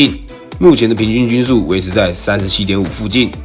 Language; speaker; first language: Chinese; native; Chinese